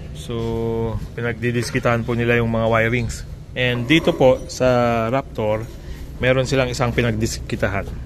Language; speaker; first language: Filipino; non-native, local second language; Iloko